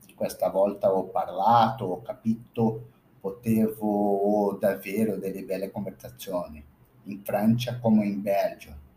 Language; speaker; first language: Italian; non-native, fluent; Portuguese